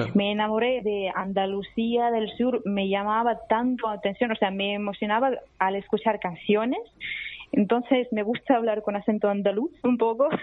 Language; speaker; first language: Spanish; non-native, fluent; Russian